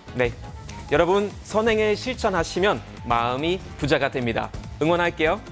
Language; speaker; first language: Korean; non-native, fluent; German